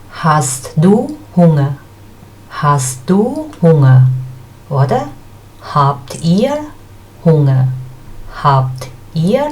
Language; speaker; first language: German; non-native, fluent; Thai